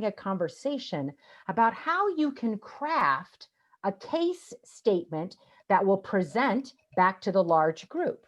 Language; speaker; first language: English; native; English